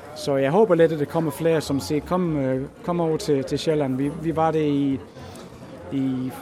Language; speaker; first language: Danish; non-native, fluent; English